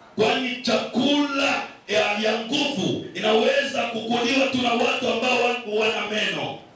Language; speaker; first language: Swahili; native; Swahili